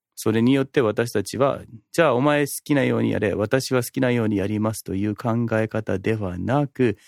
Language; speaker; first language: Japanese; non-native, fluent; English